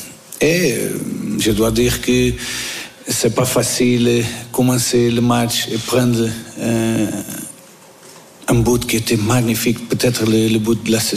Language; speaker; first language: French; non-native, fluent; Portuguese